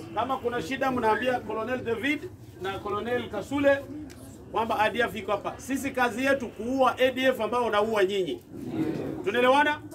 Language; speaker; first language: Swahili; non-native, local second language; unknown